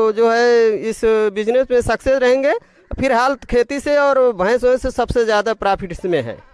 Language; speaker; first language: Hindi; native; Hindi